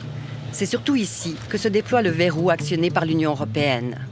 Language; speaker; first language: French; native; French